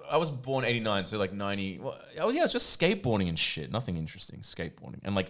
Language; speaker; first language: English; non-native, local second language; Croatian